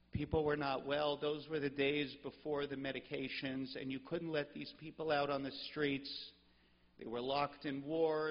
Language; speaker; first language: English; native; English